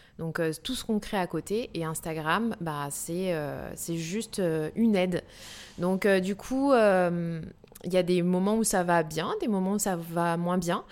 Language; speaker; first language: French; native; French